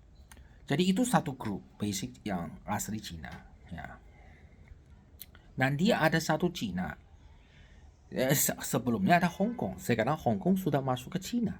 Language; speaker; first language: Indonesian; non-native, fluent; Chinese